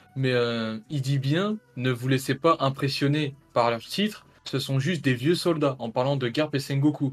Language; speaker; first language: French; native; French